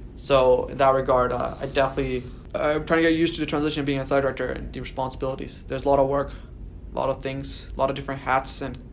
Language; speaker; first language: English; native; English